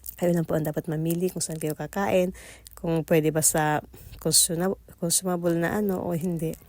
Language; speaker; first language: Filipino; non-native, local second language; Cebuano